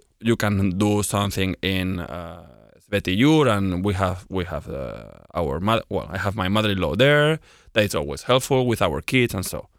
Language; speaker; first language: English; non-native, fluent; Spanish